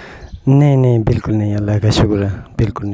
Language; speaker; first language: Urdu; non-native, local second language; Khowar